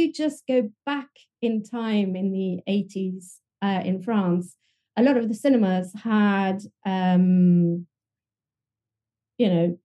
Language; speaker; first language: English; non-native, fluent; French